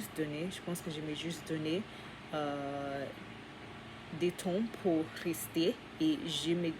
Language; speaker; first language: French; non-native, learner; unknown